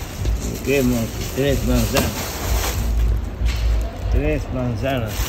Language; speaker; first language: Spanish; non-native, learner; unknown